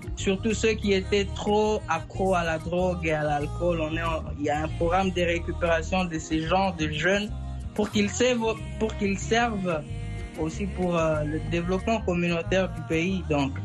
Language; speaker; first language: French; non-native, local second language; Swahili